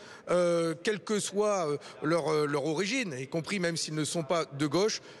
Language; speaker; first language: French; native; French